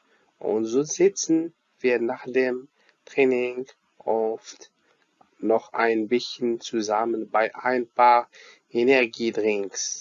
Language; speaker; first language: German; non-native, fluent; Arabic